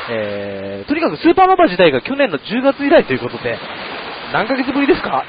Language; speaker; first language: Japanese; native; Japanese